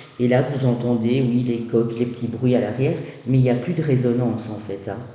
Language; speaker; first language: French; native; French